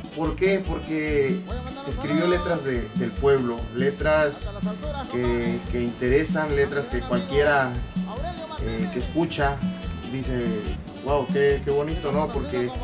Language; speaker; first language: Spanish; native; Spanish